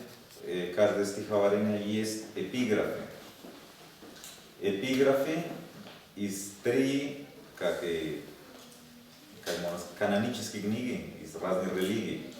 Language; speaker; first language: Russian; non-native, learner; Spanish